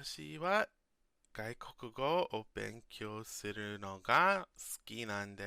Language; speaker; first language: Japanese; non-native, learner; English